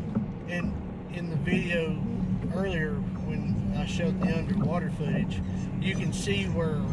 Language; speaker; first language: English; native; English